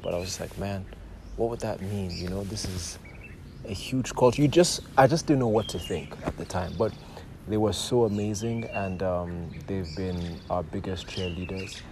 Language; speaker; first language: English; non-native, local second language; Yoruba